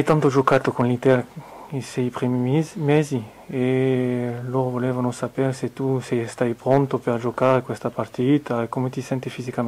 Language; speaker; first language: Italian; non-native, fluent; French